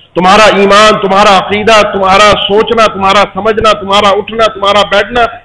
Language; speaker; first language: Urdu; native; Urdu